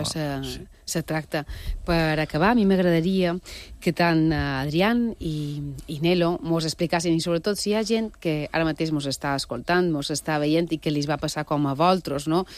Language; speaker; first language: Catalan; native; Catalan